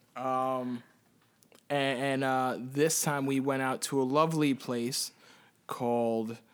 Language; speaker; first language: English; early bilingual, heritage; Spanish